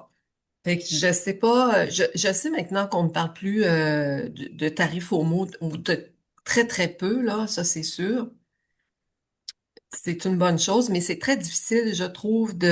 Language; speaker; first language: French; native; French